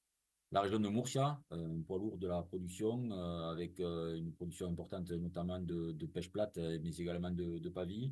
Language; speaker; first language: French; native; French